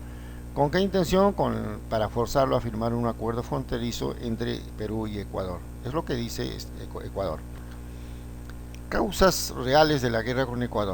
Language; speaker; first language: Spanish; native; Spanish